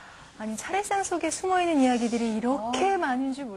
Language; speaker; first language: Korean; native; Korean